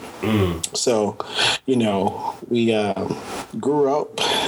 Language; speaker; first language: English; native; English